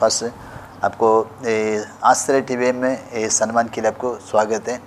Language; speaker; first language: Hindi; non-native, local second language; Kannada